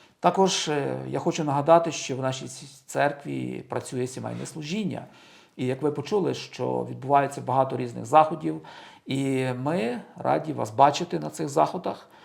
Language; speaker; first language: Ukrainian; native; Ukrainian